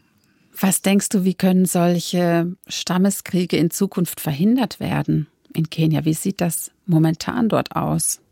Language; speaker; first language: German; native; German